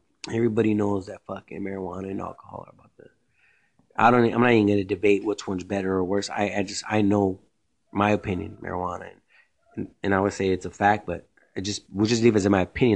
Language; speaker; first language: English; early bilingual, other home language; Spanish